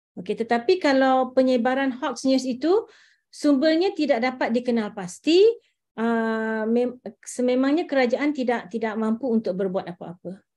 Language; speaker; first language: Malay; native; Malay